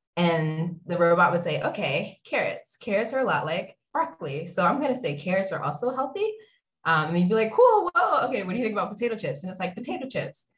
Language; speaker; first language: English; native; English